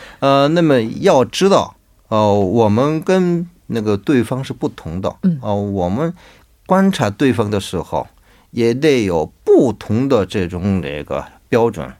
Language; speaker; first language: Chinese; non-native, fluent; Korean